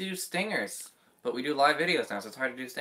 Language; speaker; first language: English; native; English